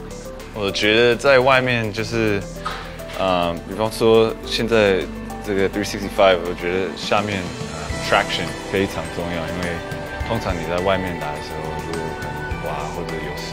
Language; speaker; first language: Chinese; early bilingual, heritage; English